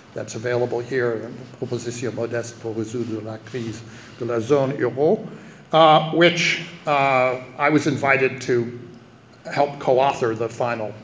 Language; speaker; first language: English; native; English